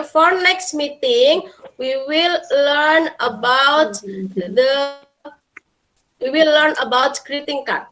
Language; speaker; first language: English; non-native, fluent; Indonesian